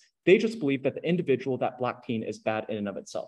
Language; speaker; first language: English; native; English